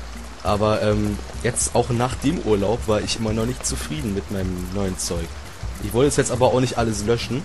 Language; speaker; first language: German; native; German